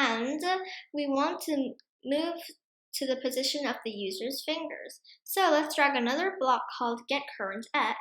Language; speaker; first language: English; non-native, fluent; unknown